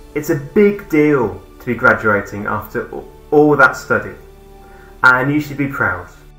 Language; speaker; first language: English; native; English